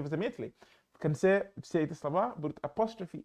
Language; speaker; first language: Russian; non-native, fluent; English